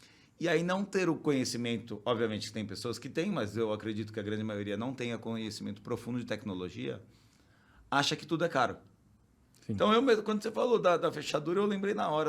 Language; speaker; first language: Portuguese; native; Portuguese